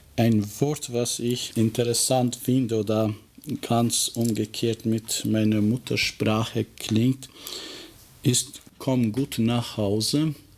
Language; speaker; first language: German; non-native, fluent; Albanian